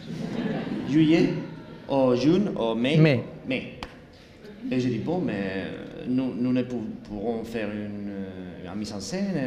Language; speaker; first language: French; non-native, learner; Spanish